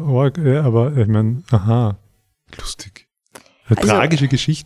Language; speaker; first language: German; native; German